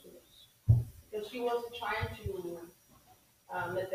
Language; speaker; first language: English; non-native, learner; Spanish